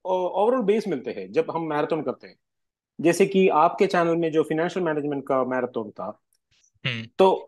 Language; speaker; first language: Hindi; non-native, local second language; Malayalam